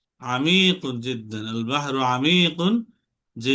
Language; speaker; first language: Arabic; non-native, fluent; Bangla